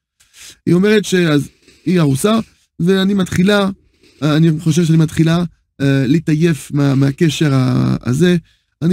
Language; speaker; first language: Hebrew; non-native, fluent; French